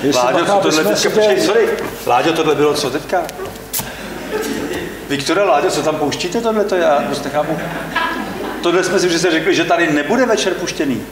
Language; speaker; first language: Czech; native; Czech